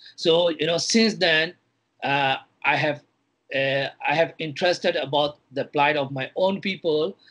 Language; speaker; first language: English; non-native, fluent; Burmese